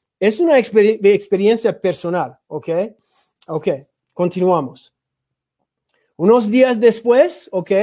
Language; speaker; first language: Spanish; non-native, learner; English